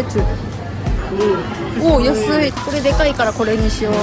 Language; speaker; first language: Korean; native; Korean